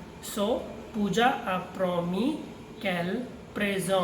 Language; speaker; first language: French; non-native, learner; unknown